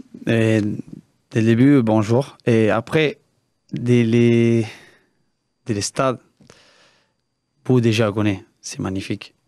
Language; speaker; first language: French; non-native, learner; Spanish